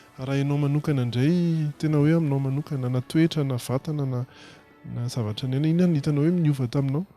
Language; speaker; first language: Malagasy; native; Malagasy